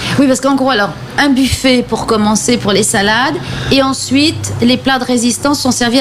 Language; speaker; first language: French; native; French